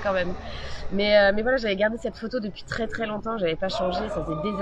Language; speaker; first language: French; native; French